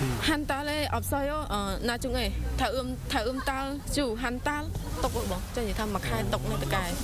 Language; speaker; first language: Korean; non-native, learner; Khmer